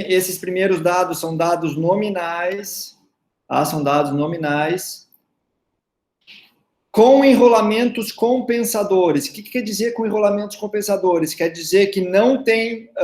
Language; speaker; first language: Portuguese; native; Portuguese